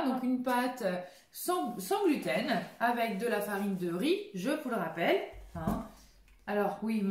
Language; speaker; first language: French; native; French